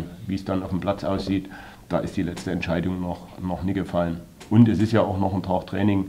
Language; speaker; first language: German; native; German